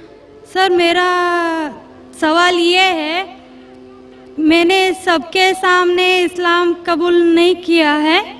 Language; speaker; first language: Hindi; non-native, local second language; Marathi